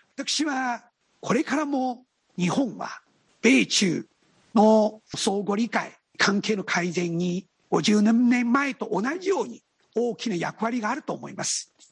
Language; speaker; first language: Japanese; non-native, fluent; Chinese